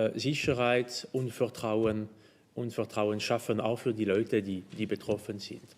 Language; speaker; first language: German; non-native, local second language; French